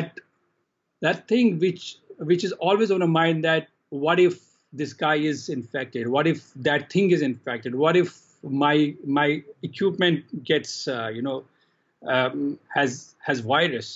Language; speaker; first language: English; non-native, local second language; Kashmiri